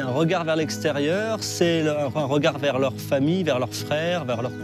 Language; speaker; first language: French; early bilingual, other home language; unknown